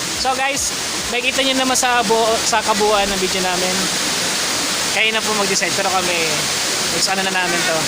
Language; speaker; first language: Filipino; native; Filipino